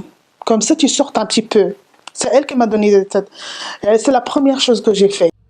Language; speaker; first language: French; non-native, learner; Arabic